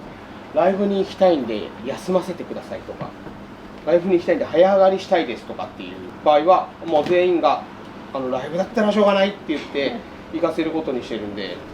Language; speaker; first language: Japanese; native; Japanese